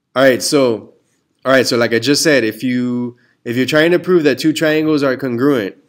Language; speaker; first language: English; early bilingual, other home language; Spanish